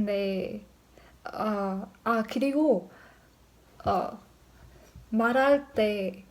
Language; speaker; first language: Korean; non-native, learner; English